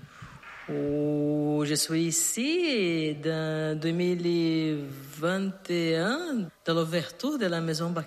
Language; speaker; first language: French; non-native, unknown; Portuguese